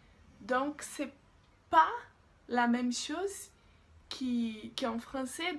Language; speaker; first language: French; non-native, learner; Portuguese